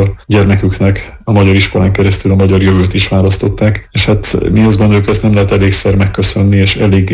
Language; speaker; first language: Hungarian; native; Hungarian